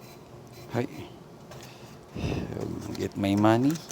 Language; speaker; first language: English; non-native, local second language; Cebuano